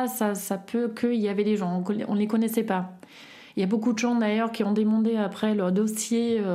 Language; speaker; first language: French; non-native, fluent; German